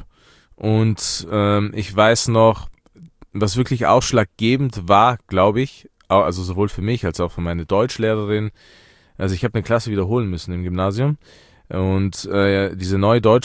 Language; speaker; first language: German; early bilingual, other home language; Persian